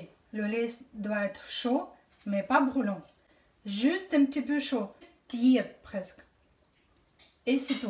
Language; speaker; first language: French; non-native, fluent; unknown